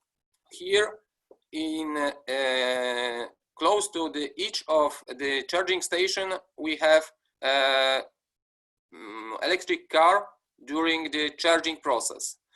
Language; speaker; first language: English; non-native, fluent; Polish